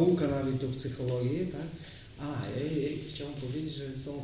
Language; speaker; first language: Polish; non-native, learner; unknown